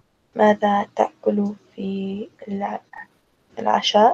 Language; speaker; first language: Arabic; non-native, learner; English